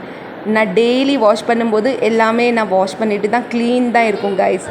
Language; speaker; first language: Tamil; non-native, local second language; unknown